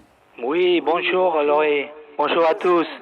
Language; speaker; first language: French; non-native, fluent; Spanish